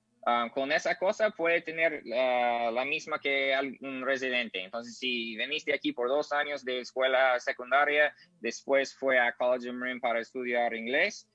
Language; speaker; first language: Spanish; non-native, learner; English